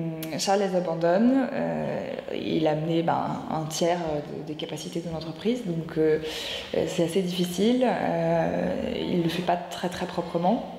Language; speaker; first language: French; native; French